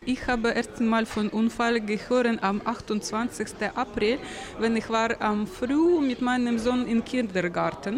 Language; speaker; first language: German; non-native, learner; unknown